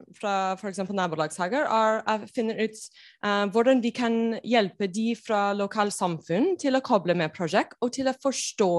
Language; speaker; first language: Norwegian; non-native, learner; English